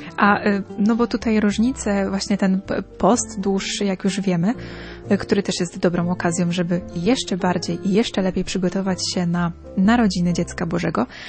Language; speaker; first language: Polish; native; Polish